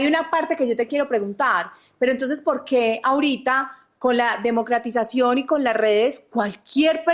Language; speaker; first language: Spanish; native; Spanish